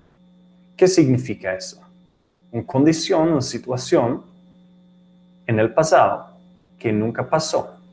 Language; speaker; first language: Spanish; non-native, learner; English